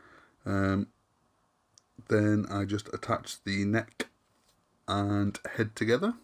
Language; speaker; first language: English; native; English